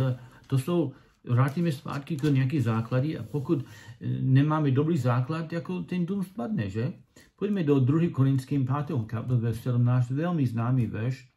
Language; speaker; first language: Czech; non-native, learner; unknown